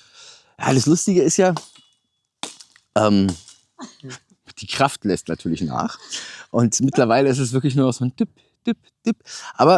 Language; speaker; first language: German; native; German